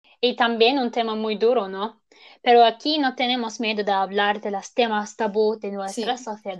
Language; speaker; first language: Spanish; non-native, learner; German